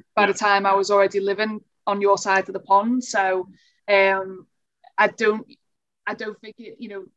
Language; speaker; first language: English; native; English